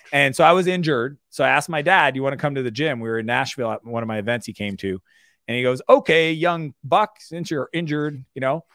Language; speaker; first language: English; native; English